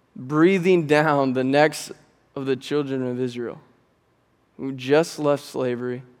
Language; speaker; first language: English; native; English